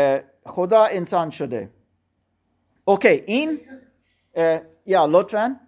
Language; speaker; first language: Persian; non-native, learner; German